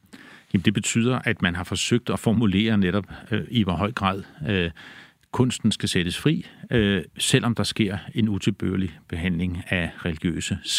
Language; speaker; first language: Danish; native; Danish